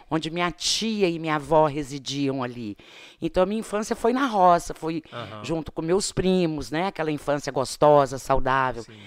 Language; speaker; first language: Portuguese; native; Portuguese